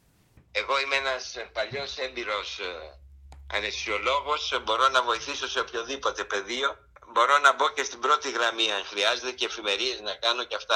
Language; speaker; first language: Greek; native; Greek